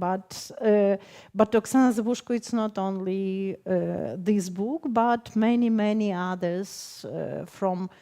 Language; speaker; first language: English; non-native, fluent; Ukrainian